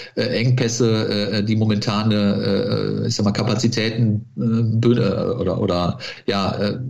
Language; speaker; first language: German; native; German